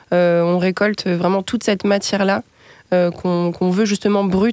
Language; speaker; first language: French; native; French